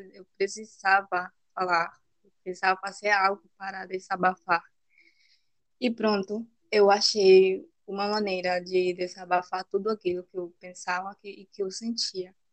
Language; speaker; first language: Portuguese; non-native, fluent; Spanish